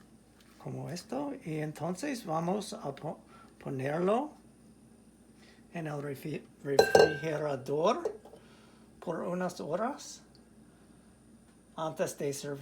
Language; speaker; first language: Spanish; non-native, learner; English